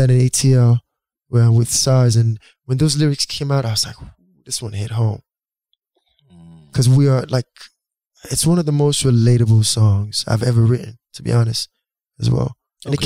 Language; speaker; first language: English; non-native, local second language; Yoruba